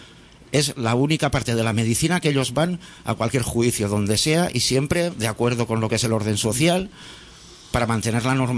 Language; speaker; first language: Spanish; native; Spanish